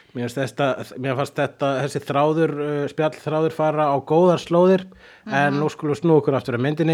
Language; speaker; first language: Icelandic; native; Icelandic